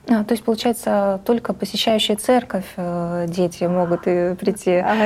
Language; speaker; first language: Russian; native; Russian